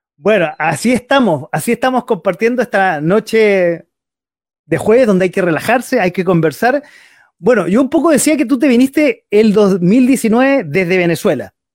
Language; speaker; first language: Spanish; native; Spanish